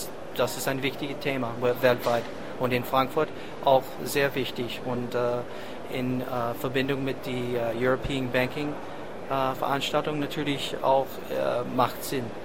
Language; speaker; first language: German; non-native, fluent; English